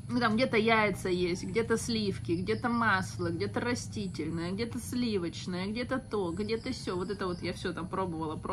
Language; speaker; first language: Russian; native; Russian